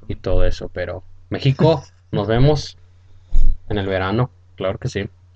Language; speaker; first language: Spanish; early bilingual, other home language; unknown